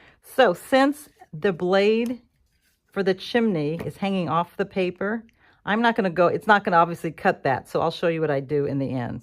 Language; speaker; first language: English; native; English